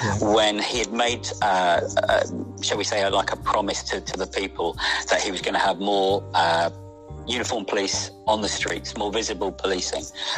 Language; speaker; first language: English; native; English